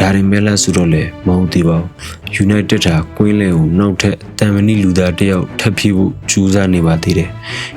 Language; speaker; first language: Burmese; native; Burmese